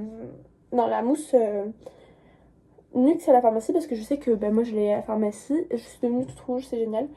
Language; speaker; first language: French; native; French